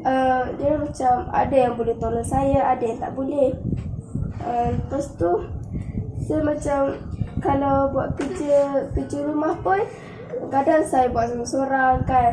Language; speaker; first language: Malay; native; Malay